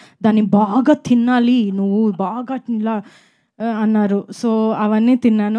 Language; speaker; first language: Telugu; non-native, fluent; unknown